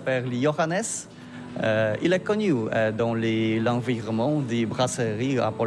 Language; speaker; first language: French; non-native, learner; Polish